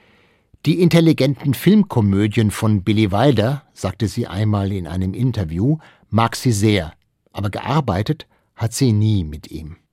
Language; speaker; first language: German; native; German